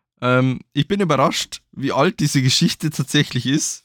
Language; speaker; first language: German; native; German